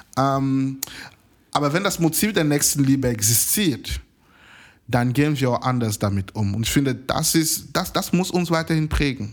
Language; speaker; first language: German; non-native, fluent; French